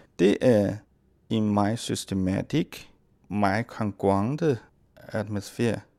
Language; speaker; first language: Danish; non-native, fluent; Chinese